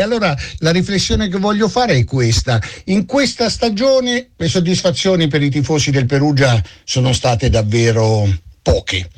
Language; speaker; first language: Italian; native; Italian